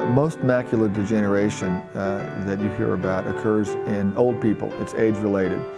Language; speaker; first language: English; native; English